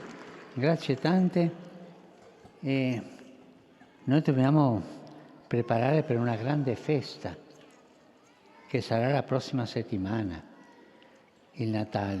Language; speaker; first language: Italian; early bilingual, heritage; Spanish